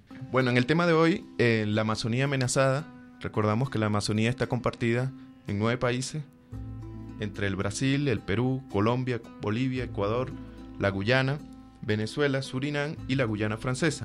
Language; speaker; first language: Spanish; native; Spanish